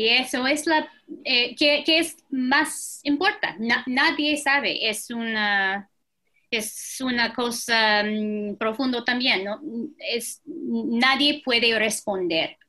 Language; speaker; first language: Spanish; non-native, fluent; English